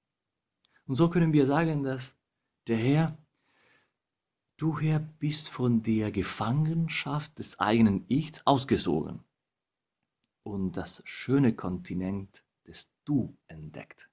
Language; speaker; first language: German; non-native, fluent; Spanish